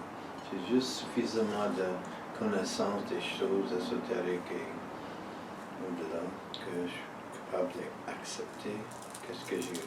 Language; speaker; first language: French; early bilingual, heritage; French